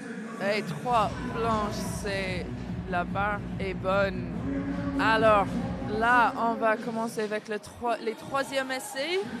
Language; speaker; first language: French; non-native, fluent; English